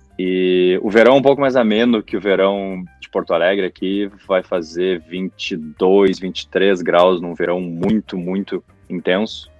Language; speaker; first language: Portuguese; native; Portuguese